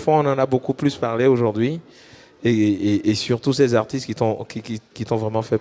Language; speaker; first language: French; native; French